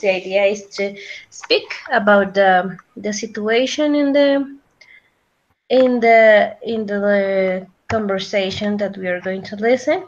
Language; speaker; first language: English; non-native, fluent; Spanish